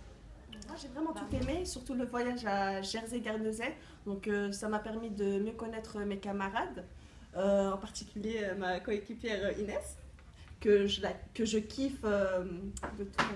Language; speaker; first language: French; native; French